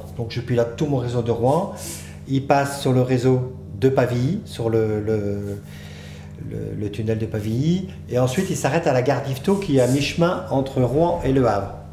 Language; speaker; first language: French; native; French